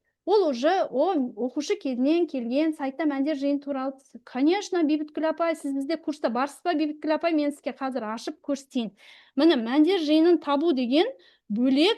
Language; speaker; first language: Kazakh; native; Kazakh